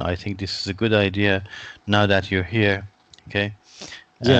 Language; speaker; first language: English; non-native, fluent; Persian